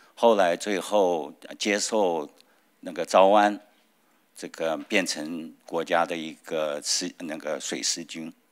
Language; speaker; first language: Chinese; native; Chinese